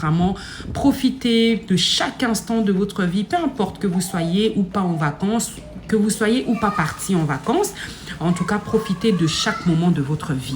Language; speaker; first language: French; native; French